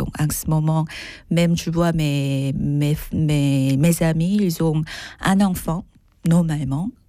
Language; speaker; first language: French; non-native, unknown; Korean